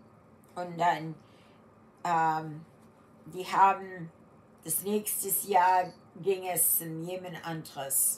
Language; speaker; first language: German; early bilingual, heritage; German